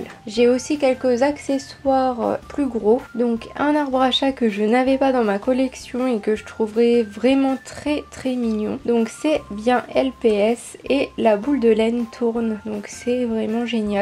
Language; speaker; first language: French; native; French